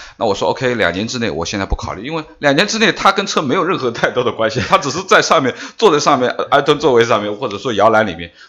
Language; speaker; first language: Chinese; native; Chinese